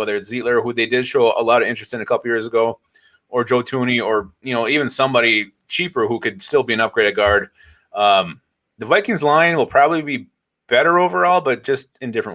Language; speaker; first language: English; native; English